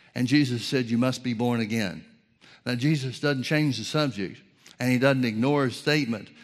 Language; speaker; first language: English; native; English